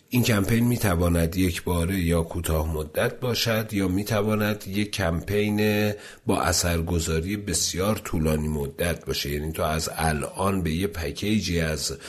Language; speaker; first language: Persian; non-native, local second language; Azerbaijani